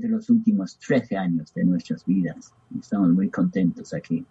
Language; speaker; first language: Spanish; non-native, fluent; English